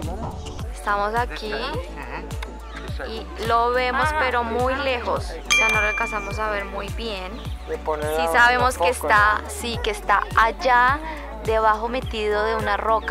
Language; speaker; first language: Spanish; native; Spanish